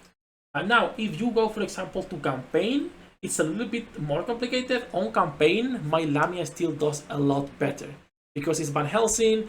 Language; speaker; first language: English; non-native, fluent; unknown